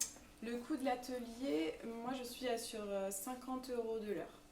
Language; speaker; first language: French; native; French